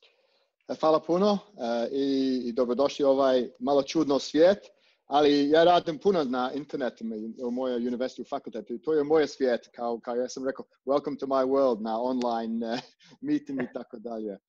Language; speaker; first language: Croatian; non-native, learner; English